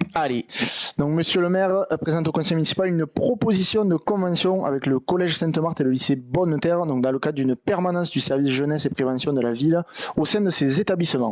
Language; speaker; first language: French; native; French